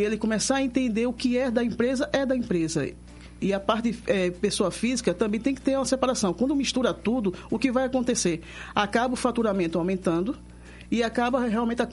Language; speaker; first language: Portuguese; native; Portuguese